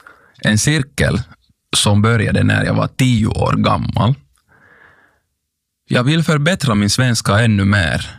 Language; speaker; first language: Swedish; non-native, local second language; Finnish